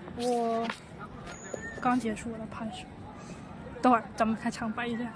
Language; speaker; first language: Chinese; non-native, fluent; Mongolian